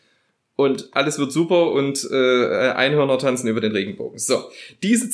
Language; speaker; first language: German; native; German